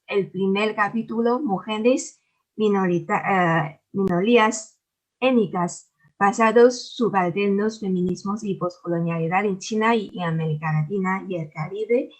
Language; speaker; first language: Spanish; non-native, fluent; Chinese